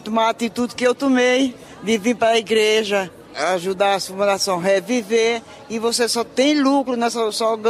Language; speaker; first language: Portuguese; native; Portuguese